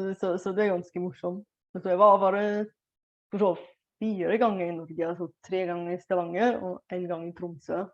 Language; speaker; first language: Norwegian; non-native, fluent; Bulgarian